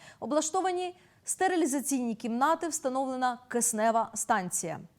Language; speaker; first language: Ukrainian; native; Ukrainian